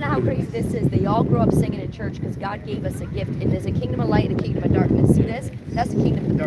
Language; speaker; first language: English; native; English